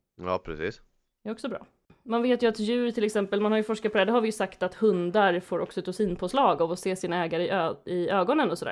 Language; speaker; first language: Swedish; native; Swedish